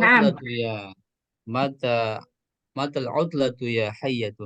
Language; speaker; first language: Arabic; non-native, learner; Indonesian